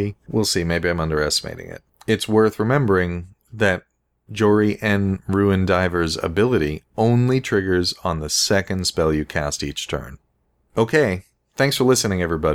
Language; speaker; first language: English; native; English